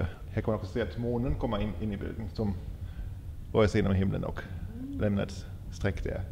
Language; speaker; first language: Swedish; native; Swedish